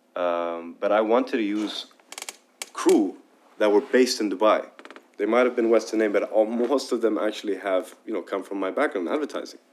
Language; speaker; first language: English; non-native, fluent; Arabic